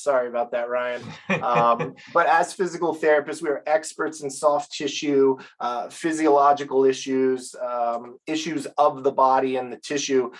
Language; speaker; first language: English; native; English